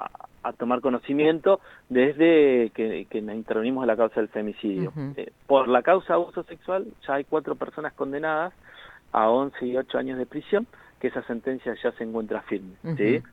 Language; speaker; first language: Spanish; native; Spanish